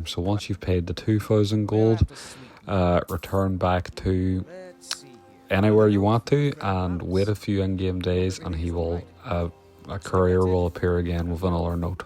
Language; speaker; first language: English; native; English